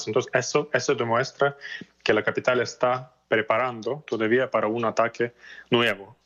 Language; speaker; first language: Spanish; non-native, fluent; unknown